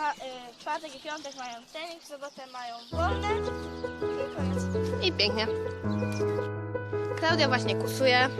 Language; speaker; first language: Polish; native; Polish